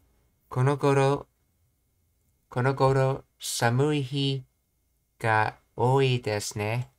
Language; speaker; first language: Japanese; non-native, learner; English